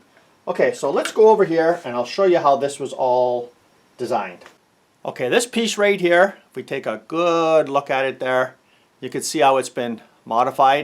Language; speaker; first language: English; native; English